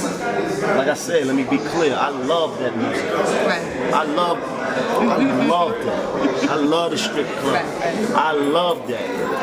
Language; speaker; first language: English; native; English